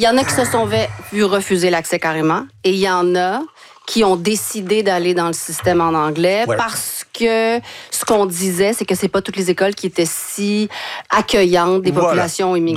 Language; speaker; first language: French; native; French